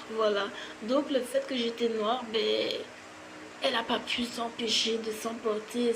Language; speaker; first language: French; native; French